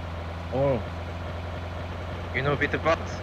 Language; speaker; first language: English; non-native, learner; Korean